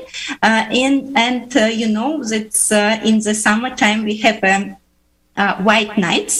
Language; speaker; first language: English; non-native, fluent; Uzbek